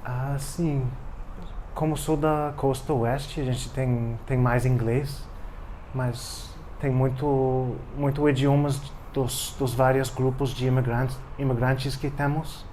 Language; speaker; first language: Portuguese; non-native, fluent; English